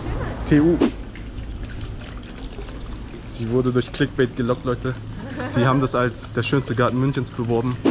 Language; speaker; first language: German; native; German